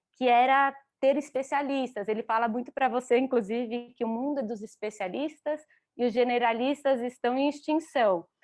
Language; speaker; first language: Portuguese; native; Portuguese